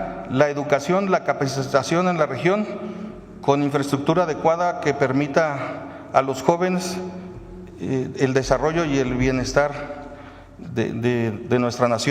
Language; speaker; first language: Spanish; native; Spanish